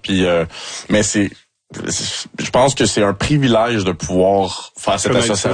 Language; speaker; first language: French; native; French